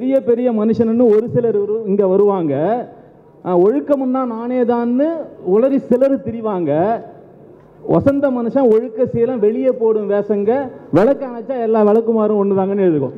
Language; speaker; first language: Tamil; native; Tamil